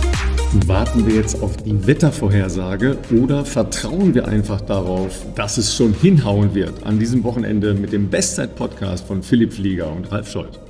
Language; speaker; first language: German; native; German